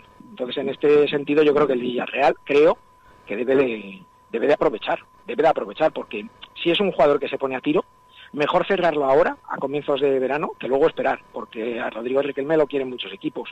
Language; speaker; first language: Spanish; native; Spanish